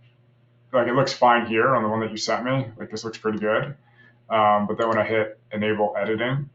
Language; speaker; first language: English; native; English